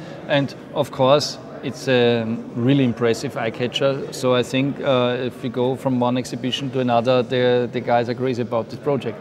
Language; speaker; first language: English; non-native, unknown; German